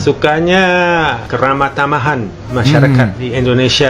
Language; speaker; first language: Indonesian; non-native, fluent; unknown